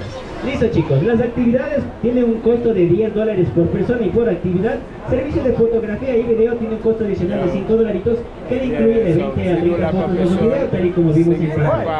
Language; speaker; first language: Spanish; native; Spanish